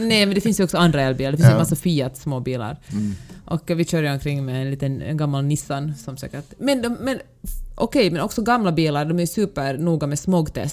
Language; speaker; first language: Swedish; native; Swedish